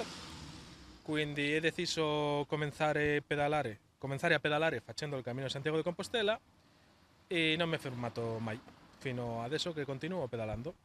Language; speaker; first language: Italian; non-native, learner; Spanish